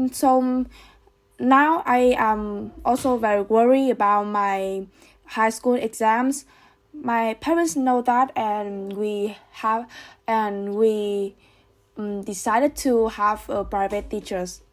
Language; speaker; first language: English; non-native, learner; Vietnamese